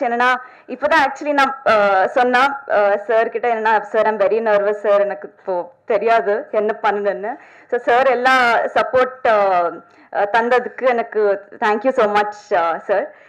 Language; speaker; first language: Tamil; non-native, learner; Telugu